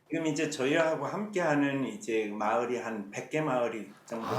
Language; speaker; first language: Korean; native; Korean